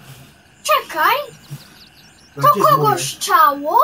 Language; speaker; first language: Polish; early bilingual, heritage; Polish